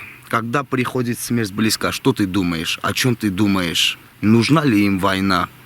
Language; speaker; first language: Russian; non-native, local second language; Armenian